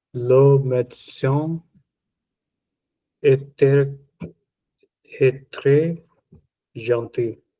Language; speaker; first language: French; non-native, learner; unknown